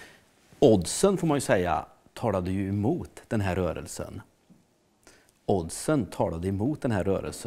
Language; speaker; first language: Swedish; native; Swedish